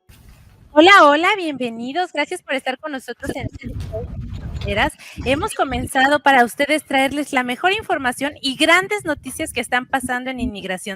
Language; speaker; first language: Spanish; native; Spanish